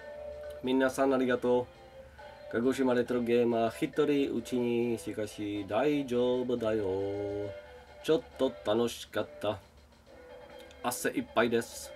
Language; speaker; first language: Japanese; non-native, learner; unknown